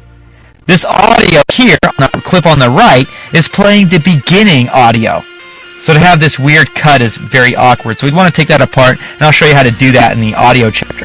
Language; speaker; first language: English; native; English